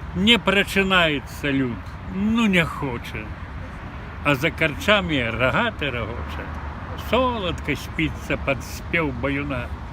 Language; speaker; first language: Belarusian; native; Belarusian